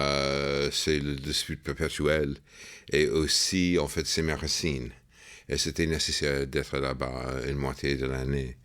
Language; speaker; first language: French; non-native, fluent; English